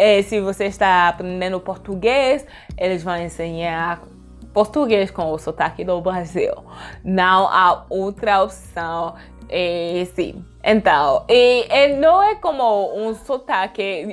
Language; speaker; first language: Portuguese; non-native, learner; French